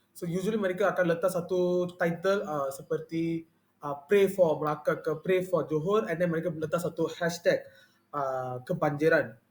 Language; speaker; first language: Malay; non-native, local second language; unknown